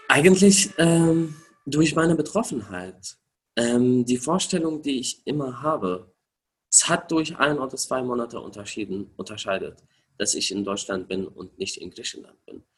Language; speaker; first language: German; non-native, fluent; Arabic